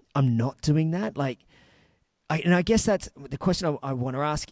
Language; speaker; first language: English; native; English